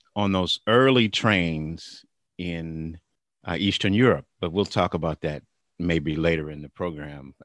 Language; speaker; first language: English; native; English